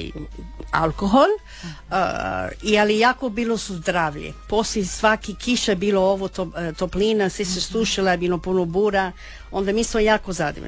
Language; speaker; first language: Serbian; early bilingual, heritage; Croatian